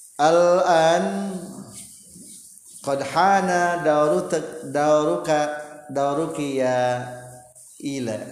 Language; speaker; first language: Arabic; non-native, fluent; Indonesian